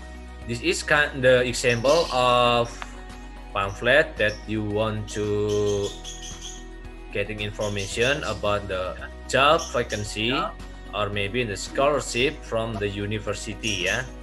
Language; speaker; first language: English; non-native, learner; Indonesian